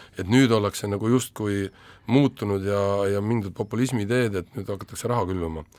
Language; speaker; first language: Estonian; native; Estonian